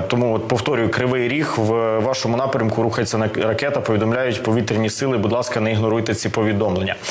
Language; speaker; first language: Ukrainian; native; Ukrainian